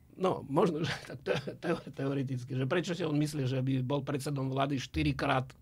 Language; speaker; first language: Slovak; non-native, fluent; Russian